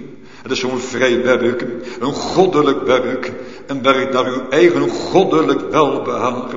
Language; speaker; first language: Dutch; native; Dutch